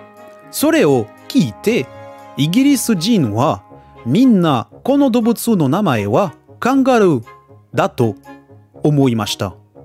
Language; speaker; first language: Japanese; non-native, learner; French